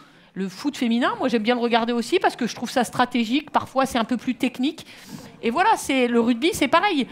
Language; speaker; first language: French; native; French